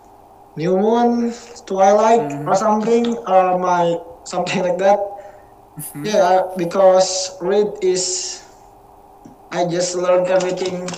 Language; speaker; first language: English; non-native, learner; Indonesian